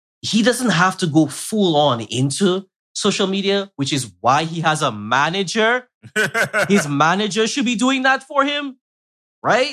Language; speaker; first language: English; native; English